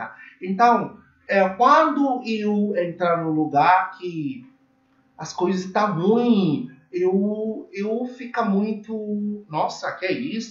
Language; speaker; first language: Portuguese; non-native, learner; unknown